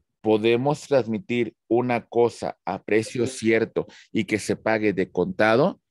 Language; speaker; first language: Spanish; native; Spanish